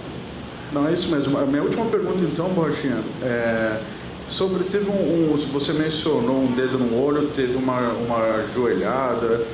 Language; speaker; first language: Portuguese; native; Portuguese